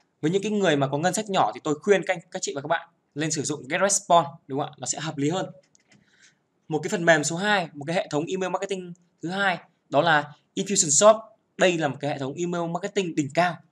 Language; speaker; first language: Vietnamese; native; Vietnamese